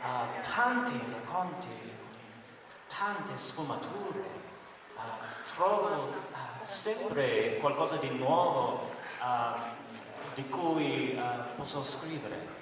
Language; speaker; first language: Italian; non-native, learner; English